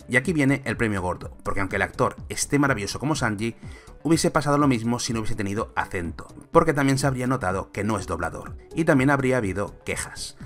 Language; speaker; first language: Spanish; native; Spanish